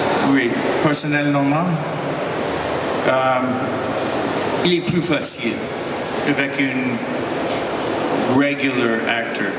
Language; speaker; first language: French; non-native, learner; English